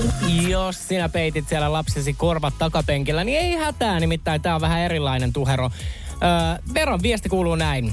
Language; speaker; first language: Finnish; native; Finnish